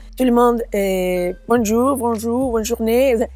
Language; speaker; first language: French; non-native, learner; Spanish